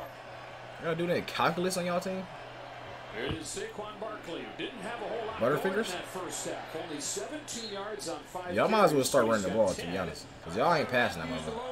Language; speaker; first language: English; native; English